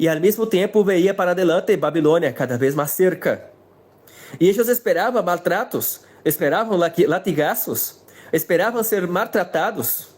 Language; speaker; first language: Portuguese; non-native, fluent; Spanish